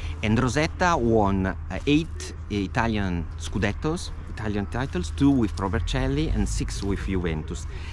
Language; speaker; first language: English; non-native, fluent; Italian